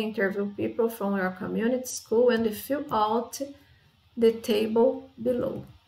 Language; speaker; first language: English; non-native, fluent; Portuguese